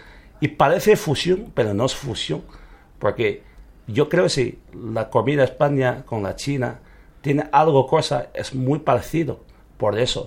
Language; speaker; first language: Spanish; non-native, learner; Chinese